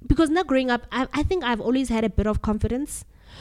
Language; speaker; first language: English; non-native, local second language; Southern Sotho